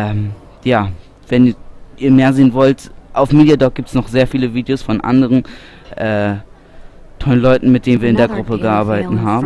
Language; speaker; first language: German; native; German